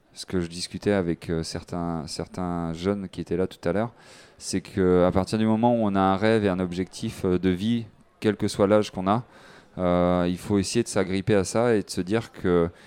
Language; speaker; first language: French; native; French